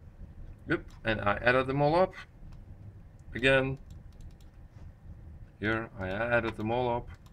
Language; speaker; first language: English; non-native, fluent; Dutch